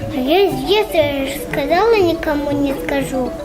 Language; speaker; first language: Russian; non-native, learner; Tajik